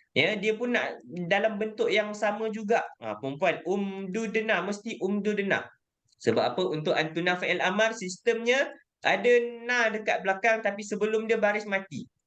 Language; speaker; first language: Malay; native; Malay